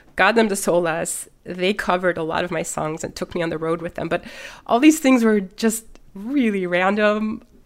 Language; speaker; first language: English; early bilingual, other home language; German